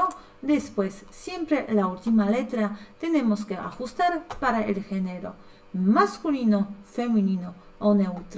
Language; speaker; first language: Spanish; non-native, fluent; Polish